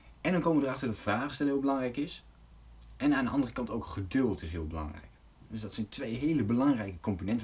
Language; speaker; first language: Dutch; native; Dutch